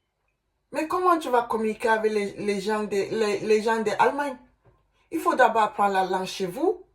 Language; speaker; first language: French; non-native, learner; Igbo